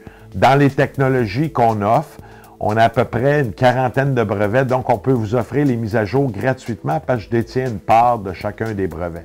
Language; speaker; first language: French; native; French